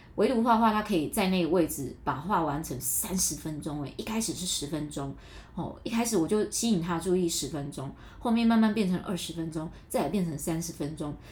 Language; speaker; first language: Chinese; non-native, local second language; Min Nan Chinese